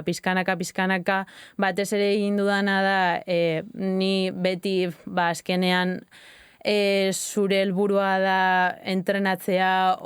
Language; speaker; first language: Basque; native; Basque